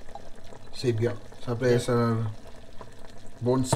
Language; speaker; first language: French; non-native, learner; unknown